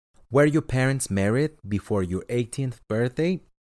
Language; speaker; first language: English; non-native, fluent; Spanish